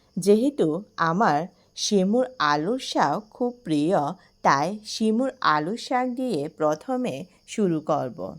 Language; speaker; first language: Bangla; non-native, local second language; Marma